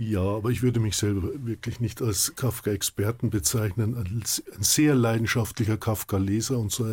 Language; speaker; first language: German; native; German